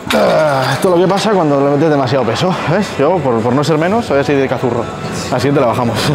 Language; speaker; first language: Spanish; native; Spanish